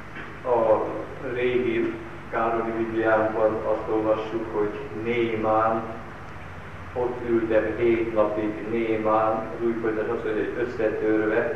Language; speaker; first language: Hungarian; native; Hungarian